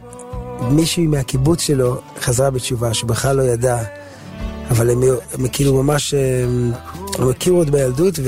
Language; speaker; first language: Hebrew; native; Hebrew